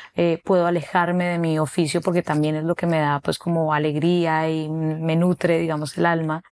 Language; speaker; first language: Spanish; native; Spanish